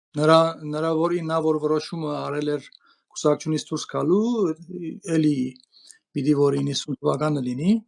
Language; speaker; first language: Armenian; early bilingual, heritage; Armenian